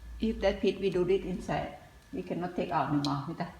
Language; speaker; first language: English; non-native, learner; Thai